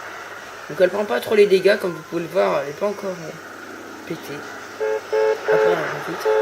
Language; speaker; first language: French; native; French